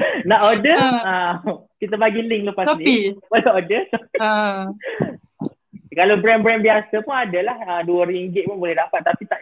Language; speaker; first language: Malay; native; Malay